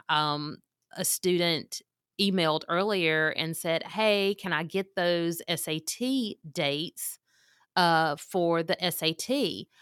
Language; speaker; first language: English; native; English